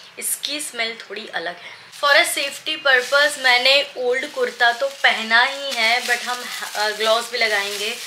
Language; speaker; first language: Hindi; non-native, local second language; Gujarati